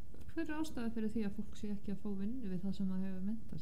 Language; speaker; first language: Icelandic; non-native, fluent; Polish